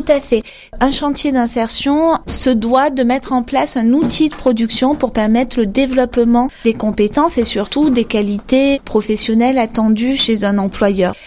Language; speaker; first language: French; native; French